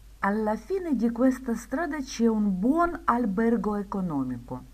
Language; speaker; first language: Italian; non-native, fluent; Ukrainian